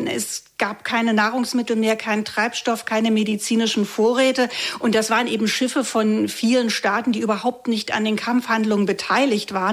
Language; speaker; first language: German; native; German